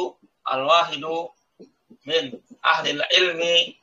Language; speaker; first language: Arabic; non-native, fluent; Indonesian